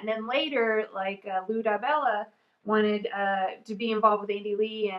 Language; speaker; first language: English; native; English